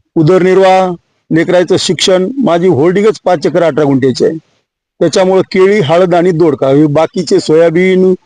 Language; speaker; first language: Marathi; native; Marathi